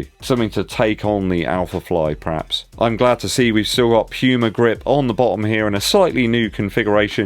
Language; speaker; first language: English; native; English